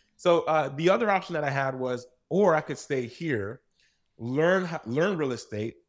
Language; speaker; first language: English; native; English